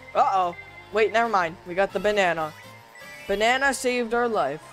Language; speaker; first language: English; native; English